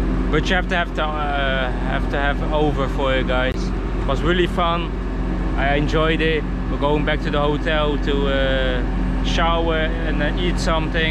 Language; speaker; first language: English; non-native, fluent; Dutch